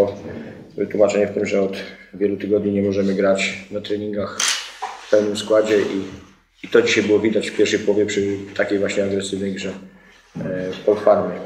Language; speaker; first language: Polish; native; Polish